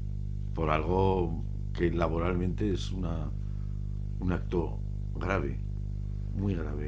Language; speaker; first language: Spanish; native; Spanish